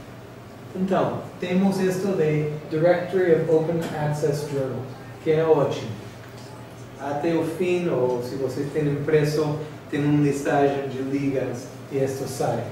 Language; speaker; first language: Portuguese; non-native, fluent; English